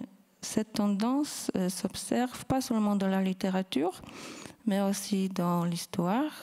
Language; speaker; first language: French; non-native, fluent; Polish